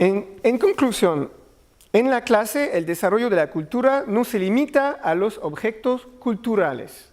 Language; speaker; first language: Spanish; non-native, learner; French